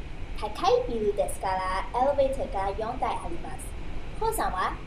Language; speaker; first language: Japanese; non-native, learner; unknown